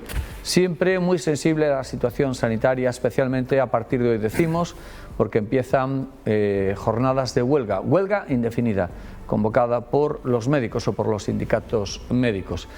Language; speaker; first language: Spanish; native; Spanish